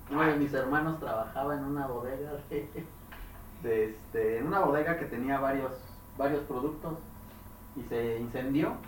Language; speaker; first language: Spanish; native; Spanish